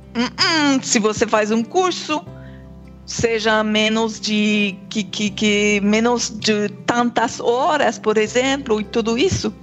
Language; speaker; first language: Portuguese; non-native, fluent; English